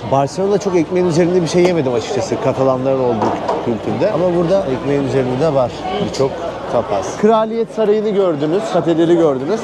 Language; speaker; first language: Turkish; native; Turkish